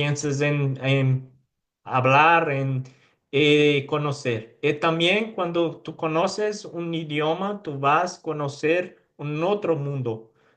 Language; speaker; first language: Spanish; non-native, fluent; Portuguese